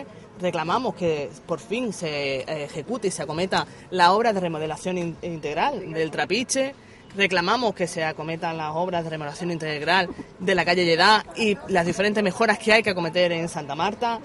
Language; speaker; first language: Spanish; native; Spanish